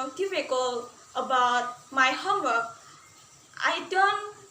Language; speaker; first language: English; non-native, learner; Indonesian